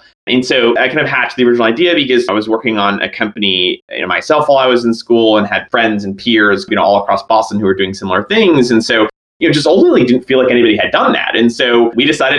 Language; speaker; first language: English; native; English